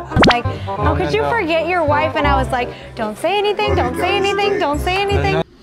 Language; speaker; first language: English; native; English